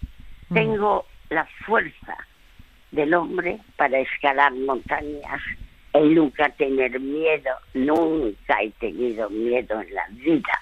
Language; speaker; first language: Spanish; early bilingual, other home language; French